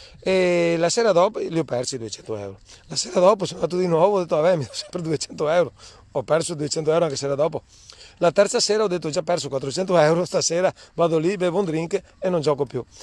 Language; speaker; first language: Italian; native; Italian